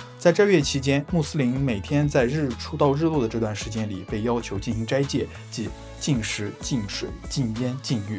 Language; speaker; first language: Chinese; native; Chinese